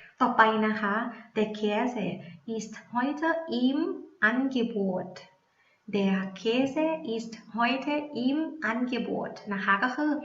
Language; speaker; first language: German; non-native, learner; Thai